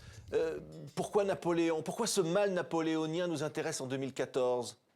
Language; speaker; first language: French; native; French